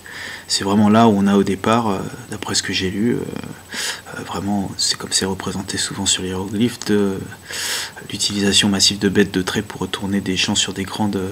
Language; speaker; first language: French; native; French